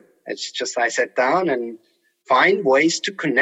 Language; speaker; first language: English; non-native, fluent; Turkish